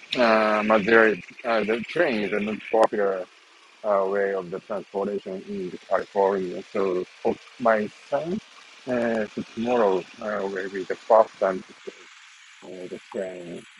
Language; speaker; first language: English; non-native, learner; Japanese